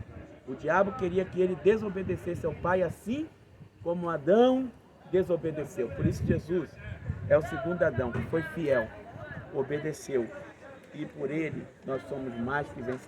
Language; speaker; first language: Portuguese; native; Portuguese